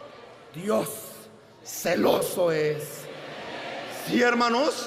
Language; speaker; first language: Spanish; native; Spanish